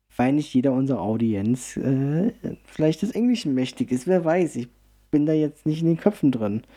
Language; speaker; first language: German; early bilingual, other home language; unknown